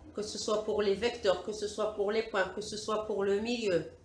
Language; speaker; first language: French; non-native, local second language; Arabic